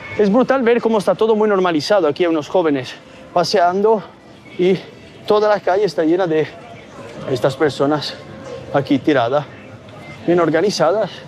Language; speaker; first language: Spanish; non-native, fluent; Italian